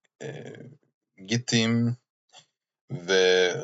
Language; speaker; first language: Turkish; non-native, learner; English